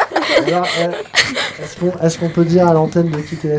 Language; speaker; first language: French; native; French